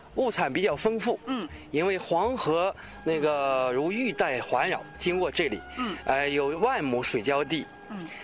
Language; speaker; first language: Chinese; native; Chinese